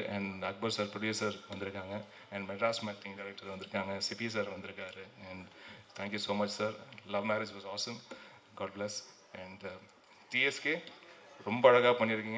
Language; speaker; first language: Tamil; native; Tamil